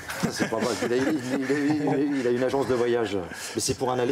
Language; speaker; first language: French; native; French